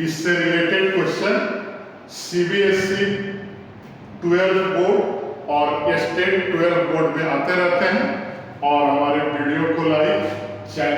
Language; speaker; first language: Hindi; native; Hindi